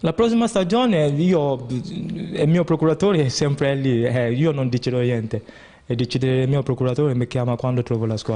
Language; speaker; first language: Italian; non-native, fluent; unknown